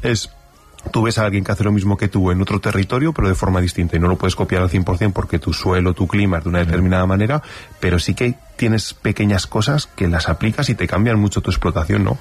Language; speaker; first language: Spanish; native; Spanish